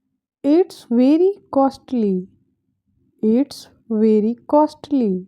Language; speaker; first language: English; non-native, fluent; Hindi